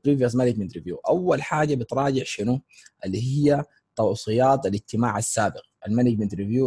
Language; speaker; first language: Arabic; native; Arabic